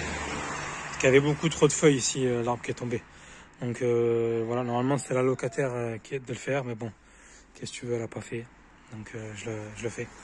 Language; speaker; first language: French; native; French